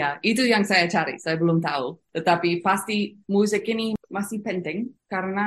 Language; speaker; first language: Indonesian; non-native, fluent; English